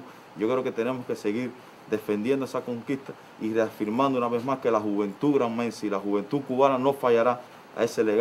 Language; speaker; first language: Spanish; native; Spanish